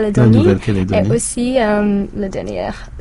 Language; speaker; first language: French; non-native, learner; English